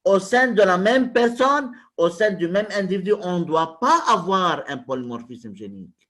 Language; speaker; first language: French; non-native, local second language; Arabic